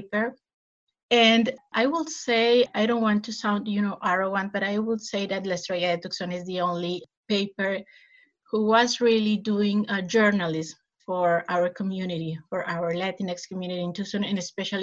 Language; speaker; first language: English; non-native, fluent; Spanish